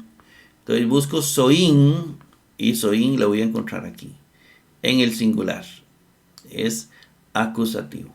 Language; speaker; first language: Spanish; native; Spanish